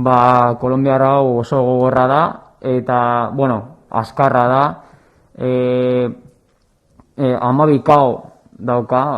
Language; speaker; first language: Basque; non-native, local second language; Spanish